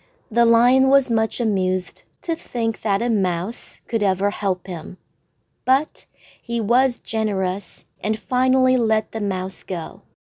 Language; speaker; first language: English; non-native, fluent; Chinese